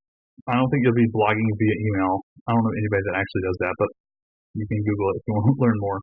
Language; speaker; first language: English; native; English